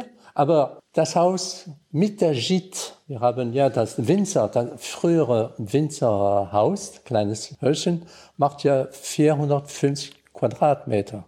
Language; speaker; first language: German; non-native, learner; French